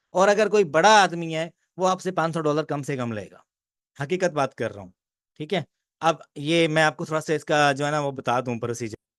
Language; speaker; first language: Urdu; non-native, local second language; Punjabi